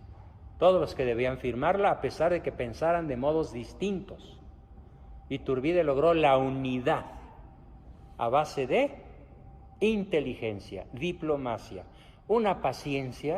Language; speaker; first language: Spanish; native; Spanish